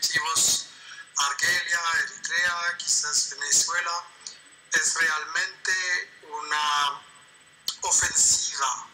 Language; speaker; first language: Spanish; non-native, fluent; French